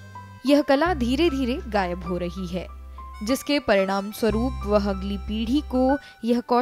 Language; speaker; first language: Hindi; native; Hindi